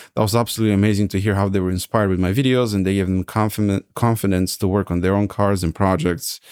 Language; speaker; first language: English; non-native, fluent; Serbian